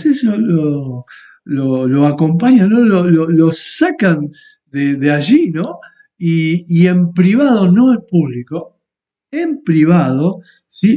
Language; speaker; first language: Spanish; native; Spanish